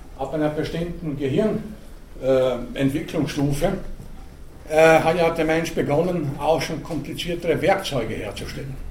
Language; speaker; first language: German; native; German